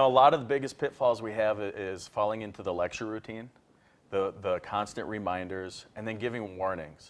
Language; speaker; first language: English; native; English